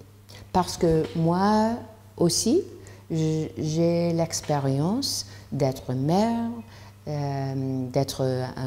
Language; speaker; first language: French; non-native, learner; English